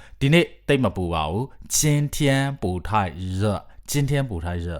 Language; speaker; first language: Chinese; non-native, fluent; Burmese